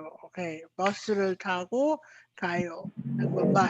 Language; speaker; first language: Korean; non-native, fluent; Filipino